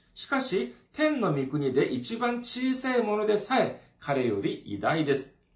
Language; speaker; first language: Japanese; non-native, fluent; Korean